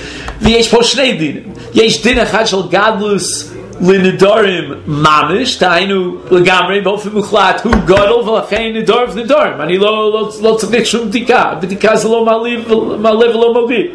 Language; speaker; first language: Hebrew; non-native, fluent; English